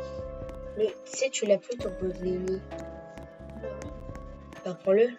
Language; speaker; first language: French; native; French